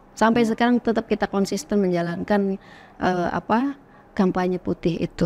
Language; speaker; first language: Indonesian; native; Indonesian